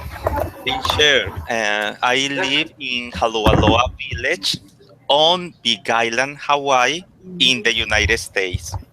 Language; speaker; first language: English; non-native, learner; Spanish